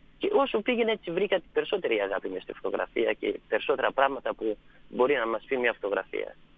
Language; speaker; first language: Greek; non-native, fluent; Persian